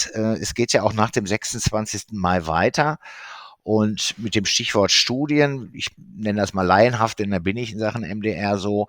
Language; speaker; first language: German; native; German